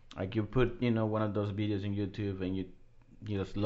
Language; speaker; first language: English; non-native, fluent; Spanish